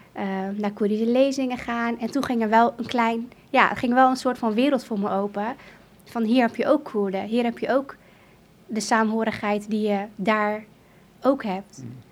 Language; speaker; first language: Dutch; early bilingual, other home language; Kurdish